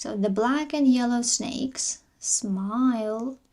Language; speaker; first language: English; non-native, fluent; Armenian